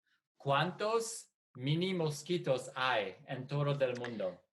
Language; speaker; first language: Spanish; non-native, fluent; English